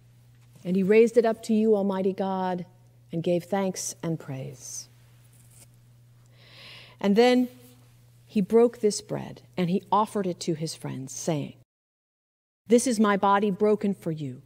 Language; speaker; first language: English; native; English